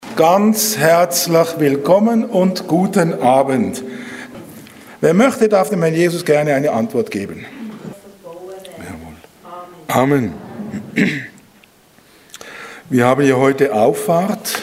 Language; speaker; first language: German; native; German